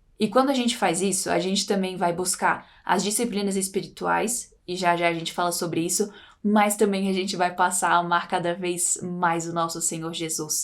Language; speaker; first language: Portuguese; native; Portuguese